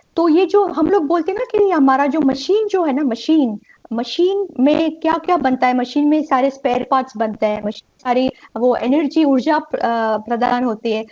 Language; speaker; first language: Hindi; non-native, local second language; Gujarati